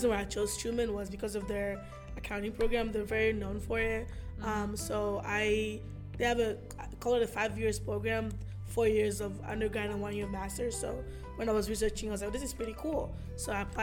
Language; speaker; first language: English; early bilingual, other home language; Ewe